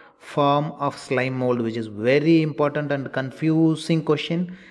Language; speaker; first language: English; non-native, local second language; Tamil